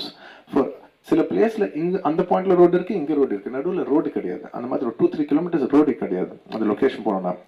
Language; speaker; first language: Tamil; non-native, local second language; Telugu